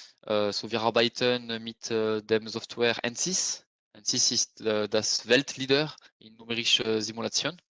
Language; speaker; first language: German; non-native, fluent; French